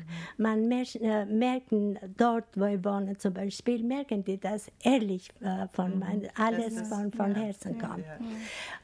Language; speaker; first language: German; non-native, learner; Albanian